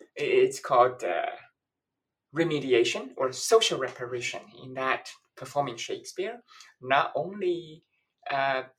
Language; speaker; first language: English; non-native, fluent; Chinese